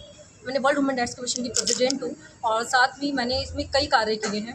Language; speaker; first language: Hindi; native; Hindi